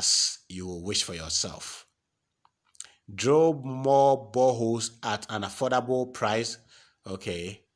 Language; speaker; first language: English; non-native, local second language; Akan